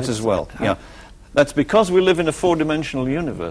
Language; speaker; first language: English; native; English